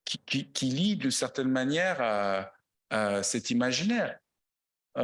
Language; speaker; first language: French; non-native, fluent; Italian